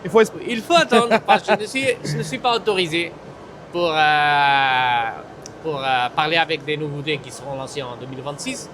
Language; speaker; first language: French; non-native, fluent; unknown